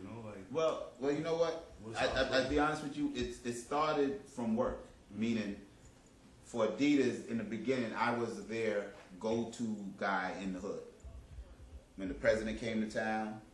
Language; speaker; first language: English; native; English